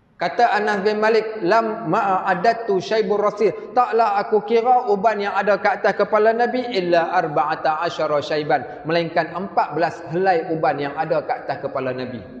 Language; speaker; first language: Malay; native; Malay